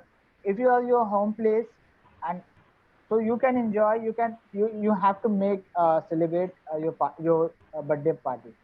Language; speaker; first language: English; non-native, learner; Hindi